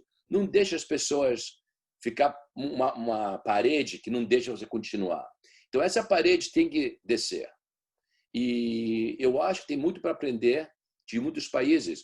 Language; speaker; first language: Portuguese; early bilingual, heritage; Portuguese